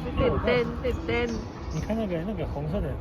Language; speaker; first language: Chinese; non-native, learner; Thai